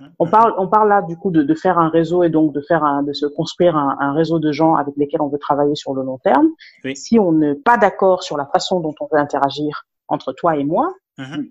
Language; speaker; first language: French; non-native, local second language; Wolof